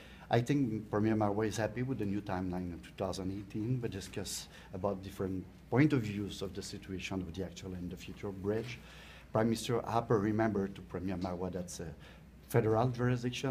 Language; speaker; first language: English; non-native, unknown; French